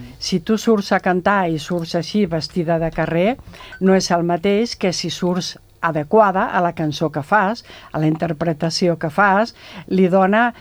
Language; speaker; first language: Catalan; non-native, local second language; Spanish